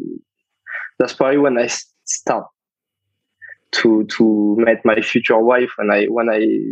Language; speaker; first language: English; non-native, fluent; French